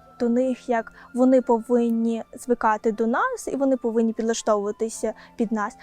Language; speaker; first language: Ukrainian; non-native, local second language; Crimean Tatar